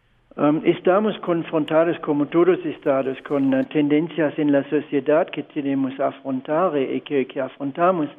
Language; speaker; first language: Spanish; non-native, fluent; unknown